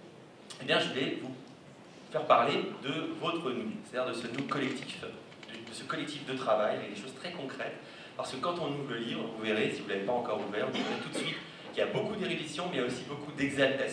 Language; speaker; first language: French; native; French